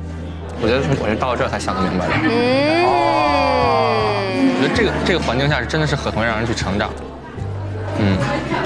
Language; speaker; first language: Chinese; native; Chinese